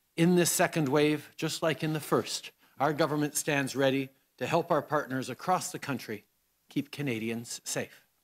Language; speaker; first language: English; native; English